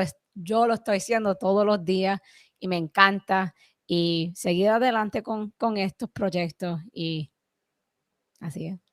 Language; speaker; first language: Spanish; early bilingual, heritage; English